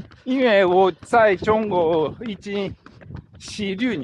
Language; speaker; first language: Chinese; non-native, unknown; Japanese